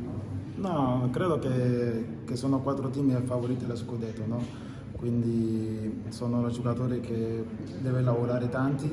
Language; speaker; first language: Italian; non-native, learner; Spanish